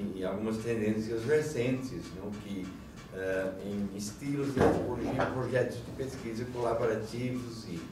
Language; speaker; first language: Portuguese; non-native, fluent; English